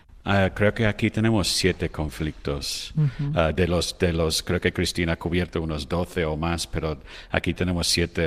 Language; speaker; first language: Spanish; non-native, fluent; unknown